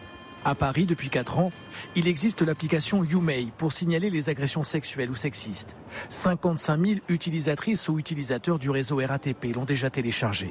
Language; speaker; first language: French; native; French